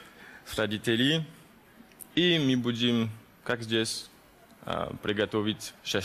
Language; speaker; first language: Russian; early bilingual, heritage; French